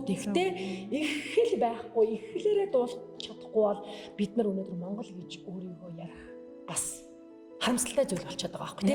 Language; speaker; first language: Mongolian; native; Mongolian